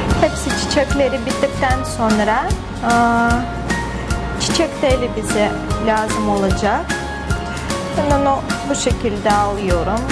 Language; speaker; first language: Turkish; non-native, fluent; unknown